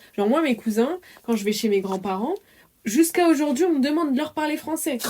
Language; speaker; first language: French; early bilingual, other home language; Arabic